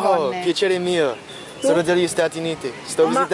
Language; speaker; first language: Italian; non-native, learner; English